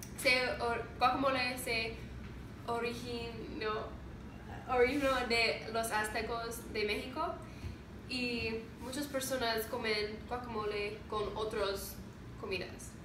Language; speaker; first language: Spanish; non-native, learner; English